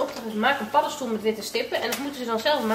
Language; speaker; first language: Dutch; native; Dutch